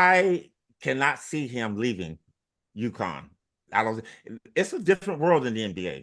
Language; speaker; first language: English; native; English